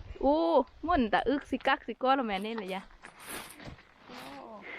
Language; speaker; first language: Finnish; non-native, learner; Thai